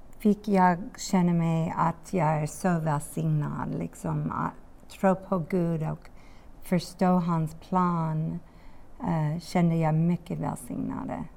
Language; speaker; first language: Swedish; non-native, learner; English